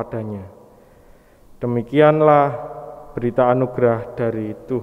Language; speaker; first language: Indonesian; non-native, local second language; Javanese